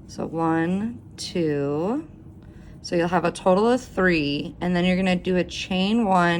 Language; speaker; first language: English; native; English